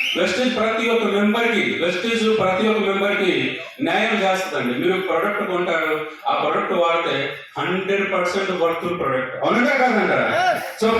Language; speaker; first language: Telugu; non-native, local second language; Odia